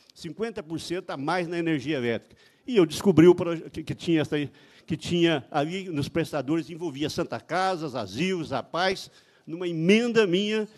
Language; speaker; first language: Portuguese; native; Portuguese